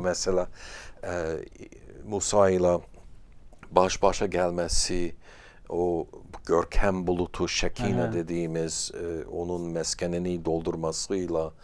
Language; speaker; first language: Turkish; non-native, fluent; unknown